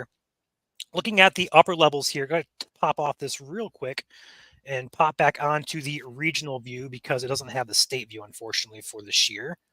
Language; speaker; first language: English; native; English